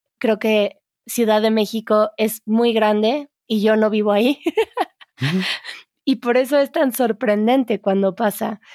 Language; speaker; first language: Spanish; native; Spanish